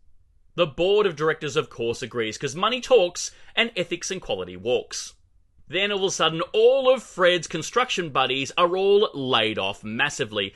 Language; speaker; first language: English; native; English